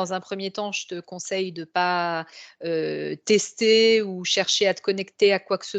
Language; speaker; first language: French; native; French